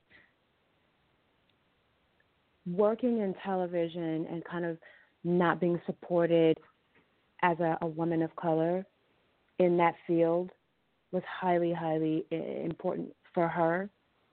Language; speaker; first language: English; native; English